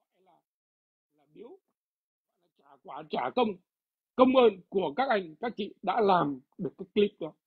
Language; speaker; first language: Vietnamese; native; Vietnamese